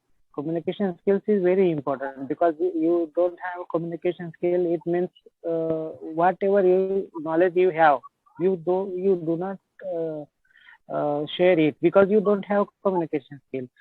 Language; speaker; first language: English; non-native, learner; Marathi